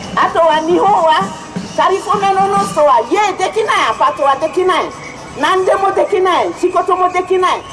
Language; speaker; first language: Japanese; non-native, learner; Igbo